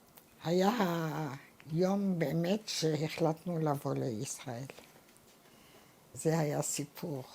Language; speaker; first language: Hebrew; non-native, fluent; Arabic